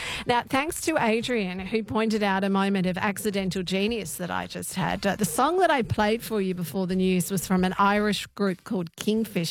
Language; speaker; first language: English; native; English